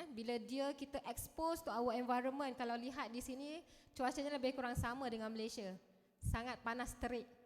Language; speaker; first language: Malay; native; Malay